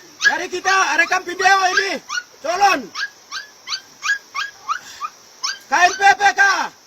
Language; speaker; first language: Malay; non-native, local second language; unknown